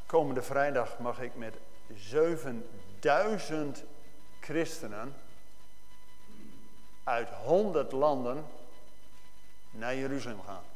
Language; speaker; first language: Dutch; native; Dutch